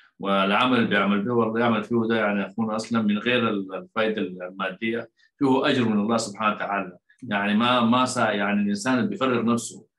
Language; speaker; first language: Arabic; native; Arabic